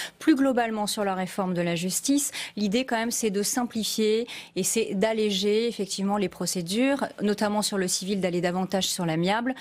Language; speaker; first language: French; native; French